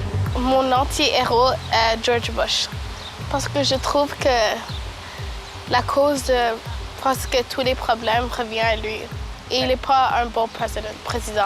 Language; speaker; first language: French; early bilingual, other home language; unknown